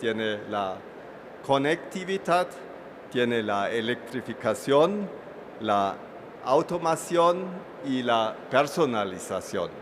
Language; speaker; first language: Spanish; non-native, fluent; German